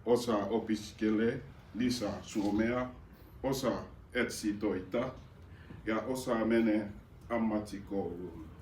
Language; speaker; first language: Finnish; non-native, learner; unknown